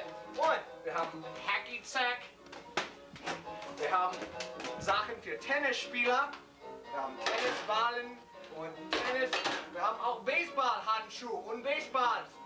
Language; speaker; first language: German; non-native, learner; English